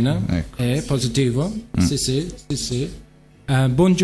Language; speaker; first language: Italian; non-native, learner; English